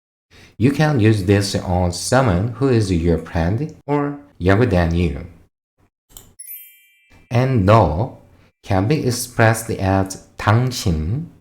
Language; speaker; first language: English; non-native, fluent; Korean